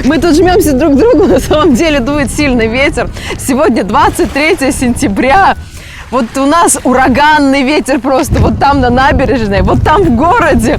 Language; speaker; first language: Russian; native; Russian